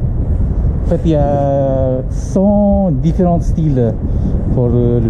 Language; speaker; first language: French; non-native, learner; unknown